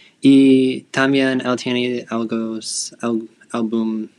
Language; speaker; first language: Spanish; non-native, learner; English